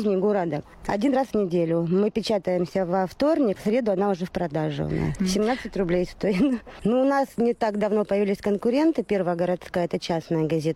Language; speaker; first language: Russian; native; Russian